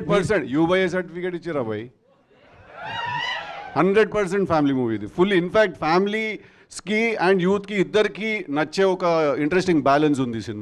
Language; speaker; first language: Telugu; native; Telugu